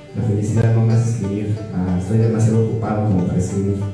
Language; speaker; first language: Spanish; native; Spanish